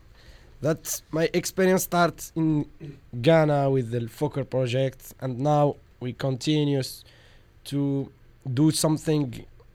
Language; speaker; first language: English; non-native, learner; Arabic